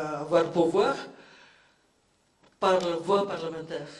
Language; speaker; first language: French; non-native, fluent; Indonesian